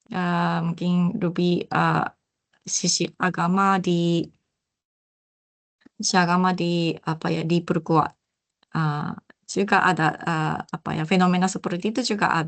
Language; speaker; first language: Indonesian; non-native, learner; Japanese